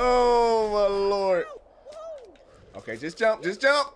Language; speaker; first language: English; native; English